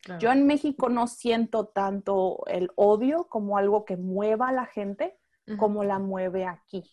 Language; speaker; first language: Spanish; native; Spanish